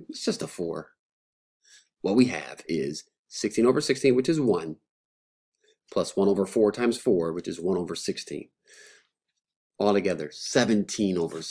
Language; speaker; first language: English; native; English